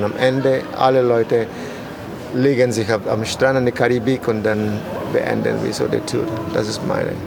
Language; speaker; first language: German; non-native, learner; Spanish